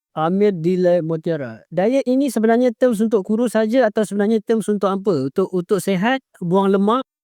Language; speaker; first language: Malay; native; Malay